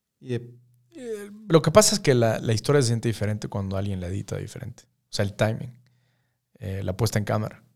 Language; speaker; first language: Spanish; native; Spanish